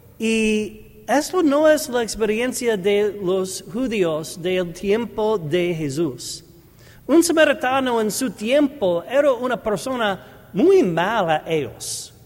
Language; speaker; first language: Spanish; non-native, learner; English